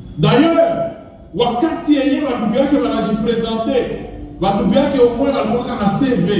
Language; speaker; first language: Swahili; native; Swahili